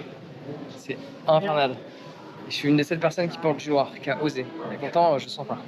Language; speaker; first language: French; native; French